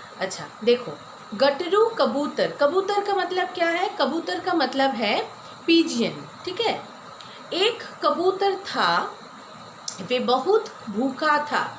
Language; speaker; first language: Hindi; non-native, local second language; Bangla